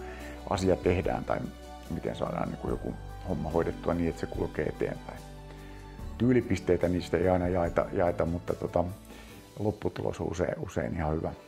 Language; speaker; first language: Finnish; native; Finnish